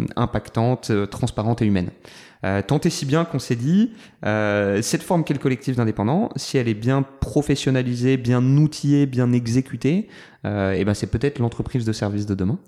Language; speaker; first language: French; native; French